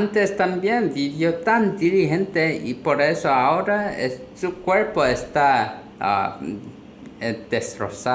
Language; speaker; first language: Spanish; non-native, learner; Korean